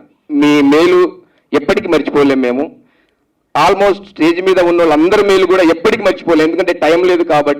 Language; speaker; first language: Telugu; native; Telugu